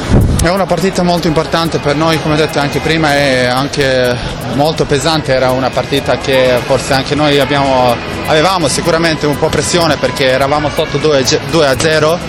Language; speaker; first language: Italian; non-native, fluent; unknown